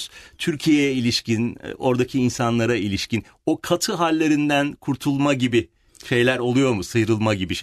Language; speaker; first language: Turkish; native; Turkish